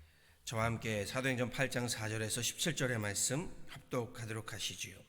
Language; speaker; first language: Korean; native; Korean